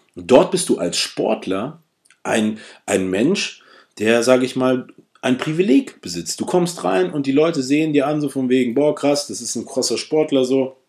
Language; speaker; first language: German; early bilingual, other home language; Russian